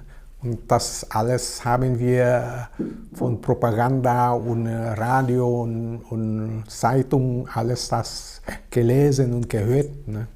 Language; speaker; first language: German; non-native, learner; Vietnamese